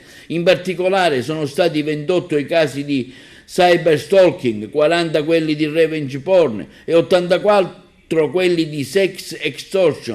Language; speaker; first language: Italian; native; Italian